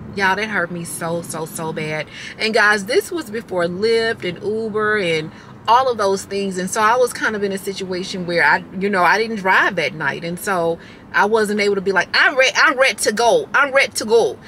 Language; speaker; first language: English; native; English